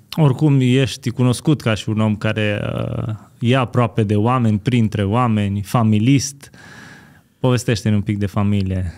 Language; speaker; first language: Romanian; native; Romanian